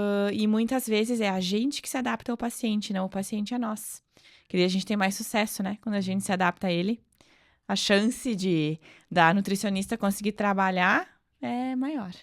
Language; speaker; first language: Portuguese; native; Portuguese